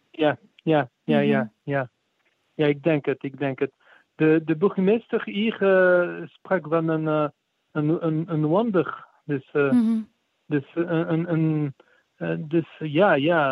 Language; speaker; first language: Dutch; non-native, fluent; French